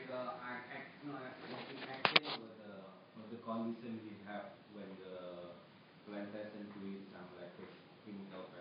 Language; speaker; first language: English; non-native, learner; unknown